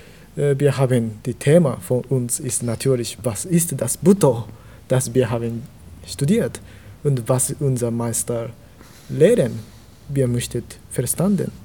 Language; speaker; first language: German; non-native, learner; Japanese